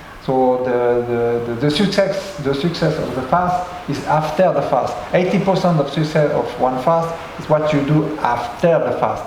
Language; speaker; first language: English; non-native, learner; French